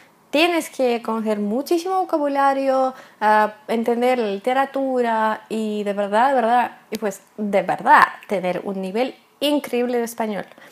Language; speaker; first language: Spanish; non-native, fluent; Russian